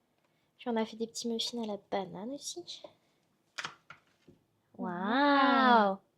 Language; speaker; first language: French; native; French